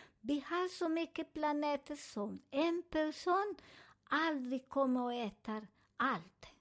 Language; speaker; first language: Swedish; non-native, fluent; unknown